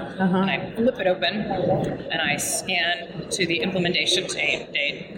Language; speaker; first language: English; native; English